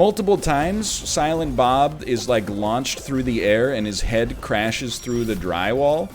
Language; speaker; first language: English; native; English